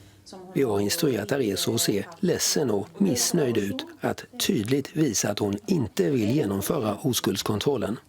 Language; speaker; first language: Swedish; native; Swedish